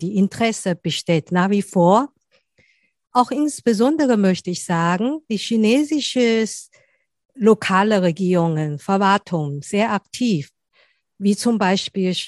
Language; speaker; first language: German; non-native, fluent; Chinese